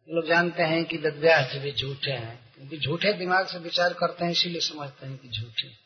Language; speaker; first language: Hindi; native; Hindi